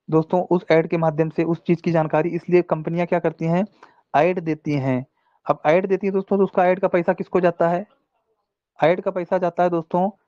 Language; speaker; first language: Hindi; non-native, local second language; Telugu